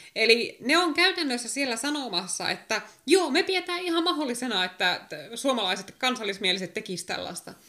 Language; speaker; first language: Finnish; native; Finnish